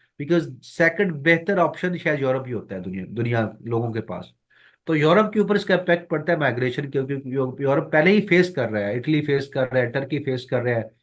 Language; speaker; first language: Urdu; non-native, local second language; Punjabi